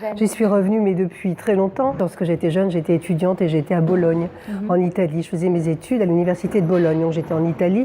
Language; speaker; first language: French; native; French